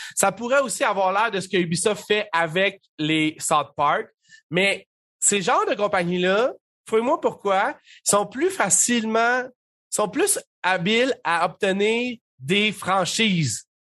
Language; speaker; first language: French; native; French